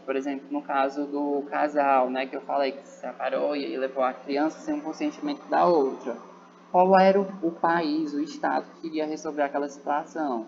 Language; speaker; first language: Portuguese; native; Portuguese